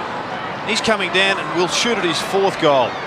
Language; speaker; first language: English; native; English